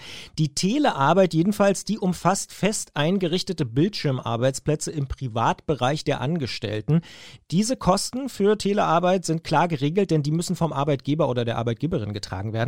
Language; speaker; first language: German; native; German